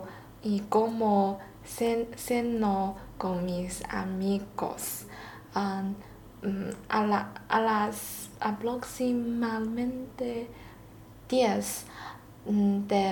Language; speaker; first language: Spanish; non-native, learner; Chinese